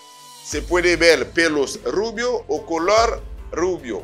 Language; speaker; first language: Spanish; non-native, fluent; Haitian Creole